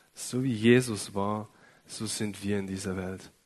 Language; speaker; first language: German; native; German